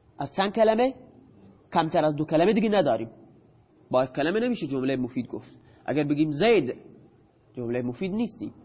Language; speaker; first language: Persian; non-native, local second language; Baluchi